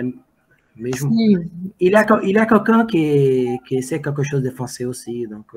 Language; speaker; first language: French; non-native, fluent; Portuguese